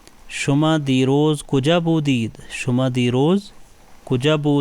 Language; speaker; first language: Persian; non-native, fluent; Urdu